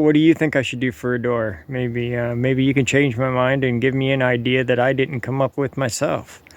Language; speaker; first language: English; native; English